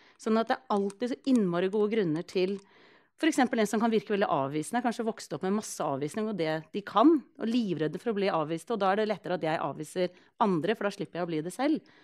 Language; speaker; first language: Norwegian; early bilingual, other home language; Icelandic